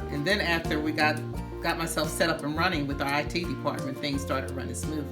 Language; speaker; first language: English; native; English